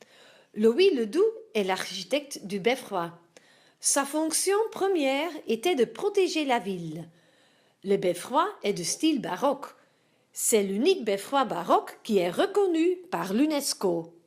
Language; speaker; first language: French; non-native, learner; Dutch